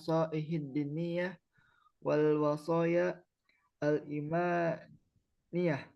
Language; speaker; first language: Arabic; non-native, learner; Indonesian